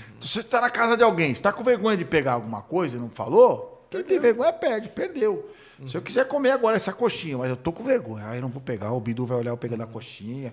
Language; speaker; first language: Portuguese; early bilingual, other home language; Hebrew